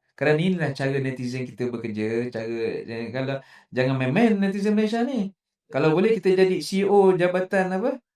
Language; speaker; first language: Malay; native; Malay